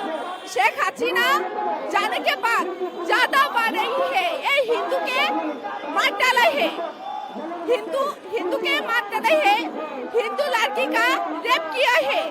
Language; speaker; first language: Hindi; non-native, learner; Bangla